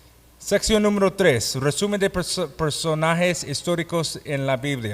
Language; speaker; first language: Spanish; non-native, fluent; English